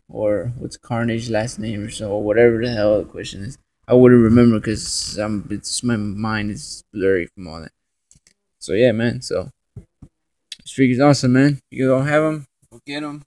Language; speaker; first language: English; native; English